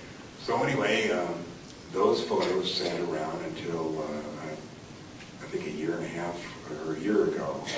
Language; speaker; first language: English; native; English